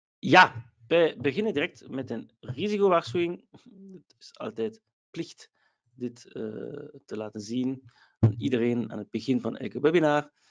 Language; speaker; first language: Dutch; non-native, local second language; German